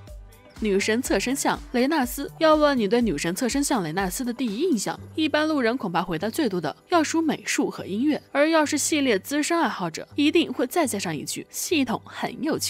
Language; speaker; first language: Chinese; native; Chinese